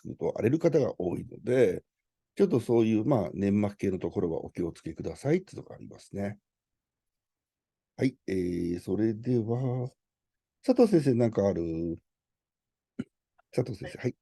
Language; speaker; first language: Japanese; native; Japanese